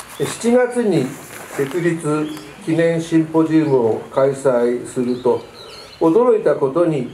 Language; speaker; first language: Japanese; native; Japanese